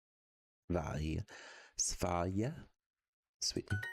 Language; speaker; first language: Norwegian; non-native, learner; English